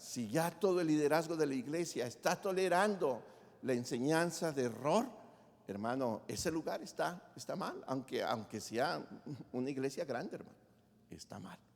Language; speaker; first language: Spanish; native; Spanish